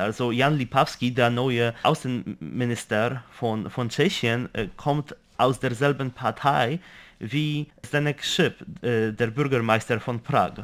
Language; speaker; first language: German; non-native, fluent; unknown